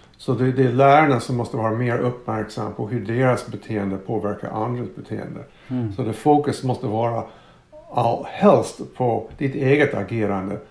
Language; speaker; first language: Swedish; non-native, fluent; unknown